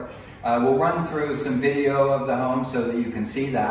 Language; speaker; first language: English; native; English